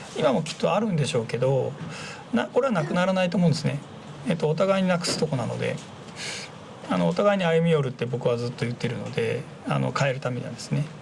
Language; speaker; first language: Japanese; native; Japanese